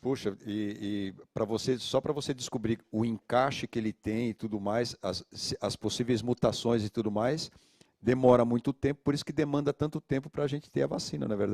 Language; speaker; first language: Portuguese; native; Portuguese